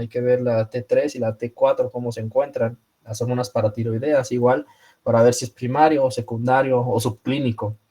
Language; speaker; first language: Spanish; native; Spanish